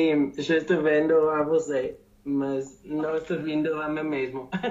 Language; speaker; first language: Portuguese; non-native, learner; Spanish